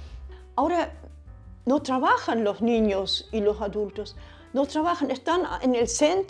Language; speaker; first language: Spanish; early bilingual, other home language; German